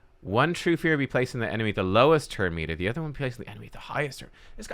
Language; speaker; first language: English; native; English